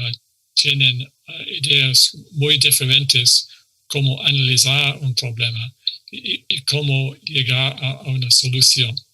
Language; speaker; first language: Spanish; non-native, fluent; English